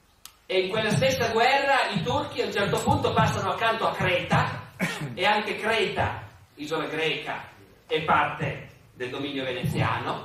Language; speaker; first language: Italian; native; Italian